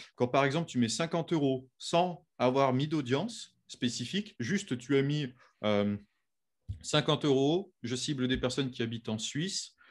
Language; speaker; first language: French; native; French